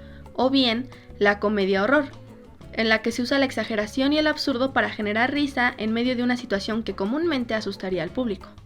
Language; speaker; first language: Spanish; native; Spanish